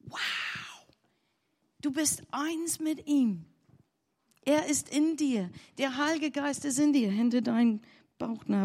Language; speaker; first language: German; non-native, learner; English